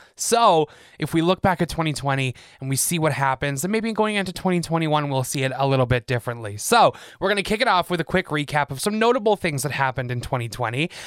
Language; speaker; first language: English; native; English